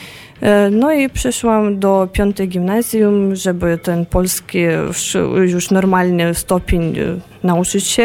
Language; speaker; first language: Polish; non-native, fluent; Russian